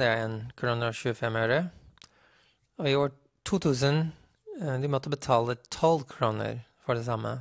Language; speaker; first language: Norwegian; non-native, fluent; English